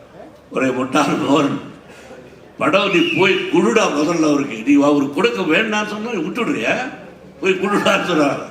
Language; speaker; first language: Tamil; non-native, learner; Telugu